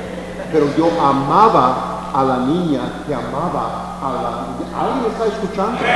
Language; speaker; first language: Spanish; non-native, fluent; English